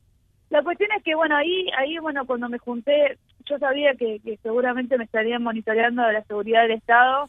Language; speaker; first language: Spanish; native; Spanish